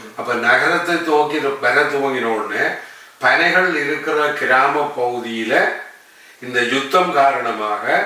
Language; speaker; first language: Tamil; native; Tamil